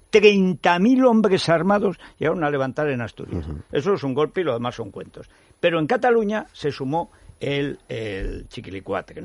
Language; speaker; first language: Spanish; native; Spanish